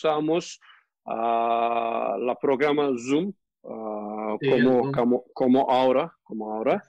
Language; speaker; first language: Spanish; non-native, learner; Turkish